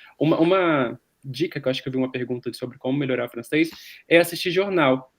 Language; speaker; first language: Portuguese; native; Portuguese